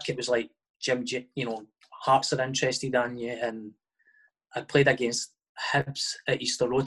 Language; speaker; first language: English; native; English